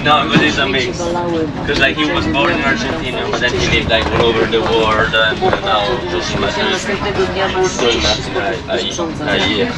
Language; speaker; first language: English; non-native, fluent; Italian